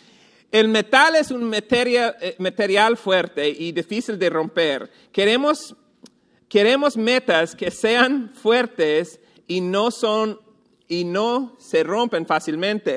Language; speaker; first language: Spanish; non-native, fluent; English